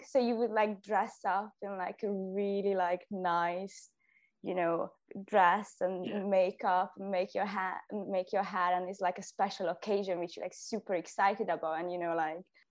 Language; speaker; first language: English; non-native, fluent; Hungarian